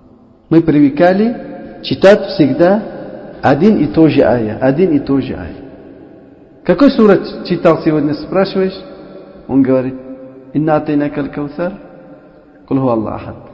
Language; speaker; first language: Russian; non-native, learner; Uzbek